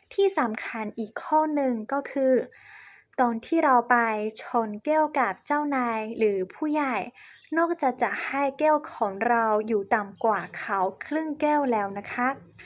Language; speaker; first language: Thai; non-native, fluent; Chinese